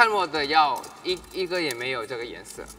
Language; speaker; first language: Chinese; non-native, learner; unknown